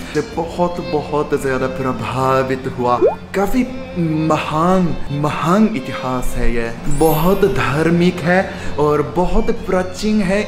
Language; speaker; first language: Hindi; non-native, learner; Japanese